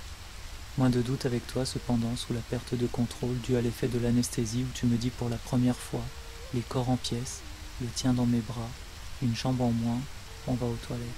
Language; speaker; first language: French; native; French